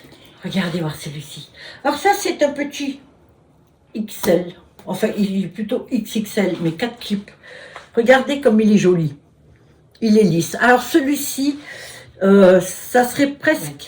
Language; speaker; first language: French; native; French